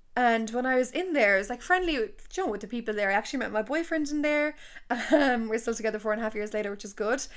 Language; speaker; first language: English; native; English